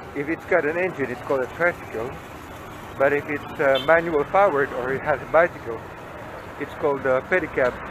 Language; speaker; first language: English; non-native, local second language; Filipino